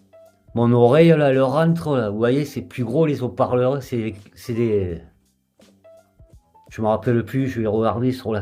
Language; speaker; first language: French; native; French